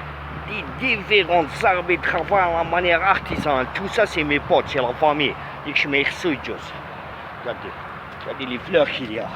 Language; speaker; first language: French; non-native, local second language; Arabic